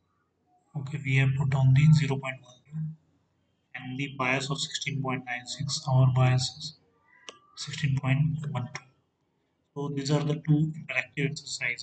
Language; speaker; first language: English; non-native, fluent; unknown